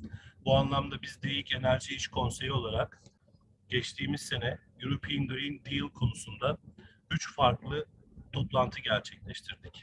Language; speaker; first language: Turkish; native; Turkish